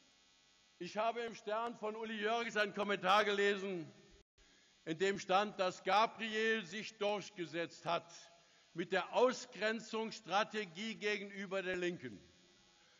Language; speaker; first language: German; native; German